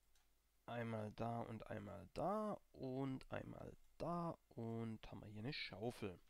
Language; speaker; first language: German; native; German